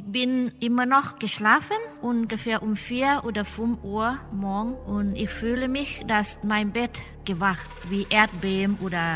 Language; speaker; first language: German; non-native, learner; Thai